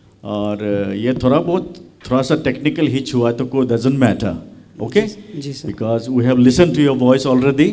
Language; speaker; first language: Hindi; non-native, local second language; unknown